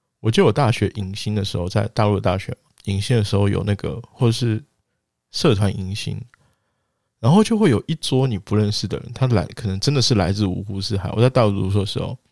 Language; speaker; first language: Chinese; non-native, local second language; Wu Chinese